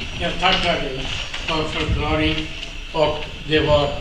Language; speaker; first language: Swedish; non-native, learner; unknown